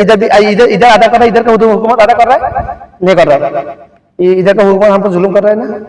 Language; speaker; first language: Hindi; non-native, fluent; Bangla